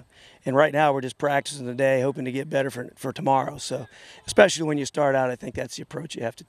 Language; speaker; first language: English; native; English